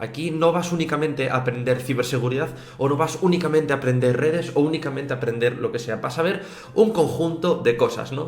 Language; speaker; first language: Spanish; native; Spanish